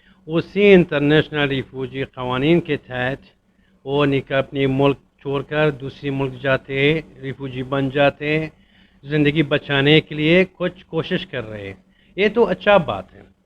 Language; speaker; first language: Hindi; non-native, fluent; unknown